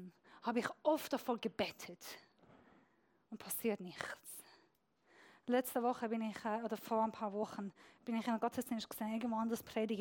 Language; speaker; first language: German; non-native, fluent; Persian